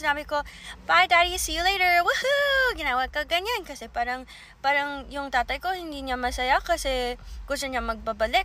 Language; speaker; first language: Filipino; early bilingual, heritage; English